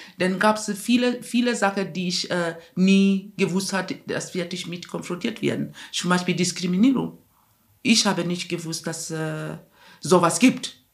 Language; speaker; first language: German; non-native, fluent; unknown